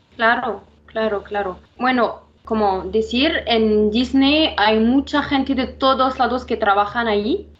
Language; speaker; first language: Spanish; non-native, fluent; Arabic